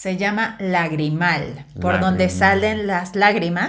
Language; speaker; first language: Spanish; native; Spanish